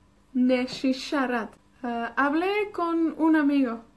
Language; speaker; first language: Spanish; non-native, fluent; Welsh